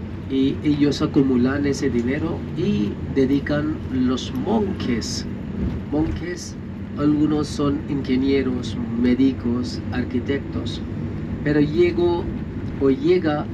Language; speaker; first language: Spanish; non-native, fluent; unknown